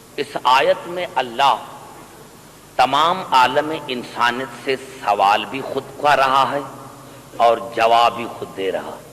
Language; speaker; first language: Urdu; non-native, local second language; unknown